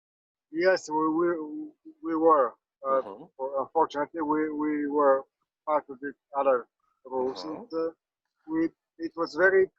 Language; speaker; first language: English; non-native, learner; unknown